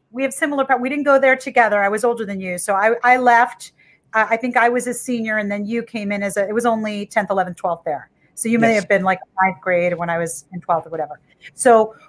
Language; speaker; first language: English; native; English